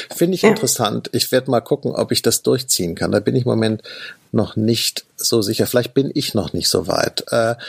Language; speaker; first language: German; native; German